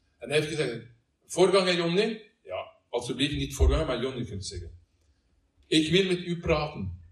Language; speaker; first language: Dutch; non-native, learner; Norwegian